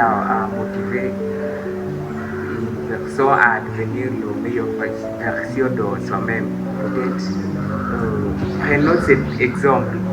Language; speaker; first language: French; non-native, learner; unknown